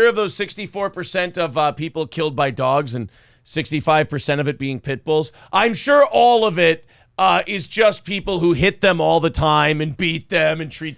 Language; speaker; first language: English; native; English